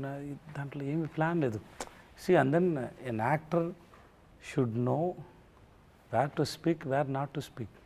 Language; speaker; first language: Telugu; non-native, learner; Tamil